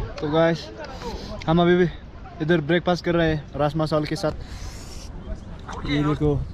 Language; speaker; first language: Hindi; non-native, local second language; Bodo